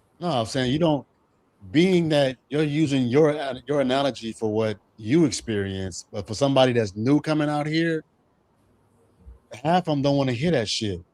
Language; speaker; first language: English; native; English